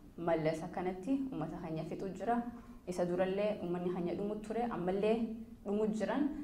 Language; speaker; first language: Oromo; early bilingual, heritage; Oromo